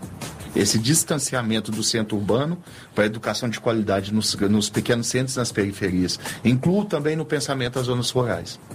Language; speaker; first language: Portuguese; native; Portuguese